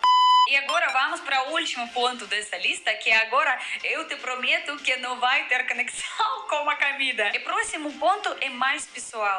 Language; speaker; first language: Portuguese; non-native, fluent; Russian